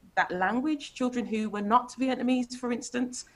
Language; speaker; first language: English; native; English